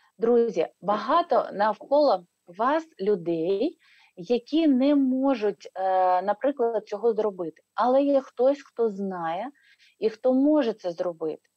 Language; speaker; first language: Ukrainian; non-native, local second language; Russian